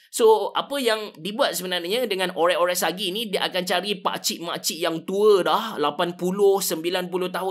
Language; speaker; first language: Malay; native; Malay